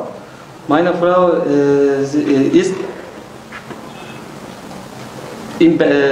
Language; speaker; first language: German; non-native, learner; Turkish